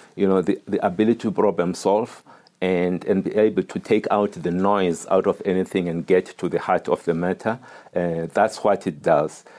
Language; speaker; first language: English; non-native, local second language; Xhosa